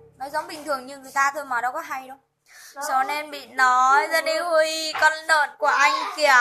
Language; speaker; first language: Vietnamese; non-native, local second language; Hmong